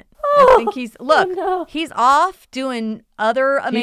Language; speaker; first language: English; native; English